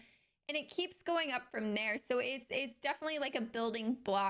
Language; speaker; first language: English; native; English